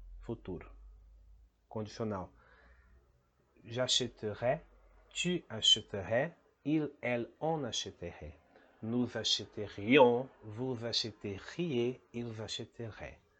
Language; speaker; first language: French; non-native, fluent; Portuguese